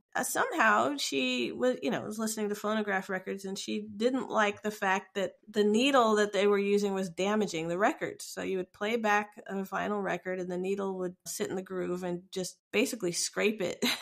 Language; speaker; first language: English; native; English